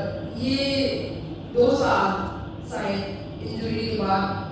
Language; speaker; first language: Hindi; non-native, local second language; Manipuri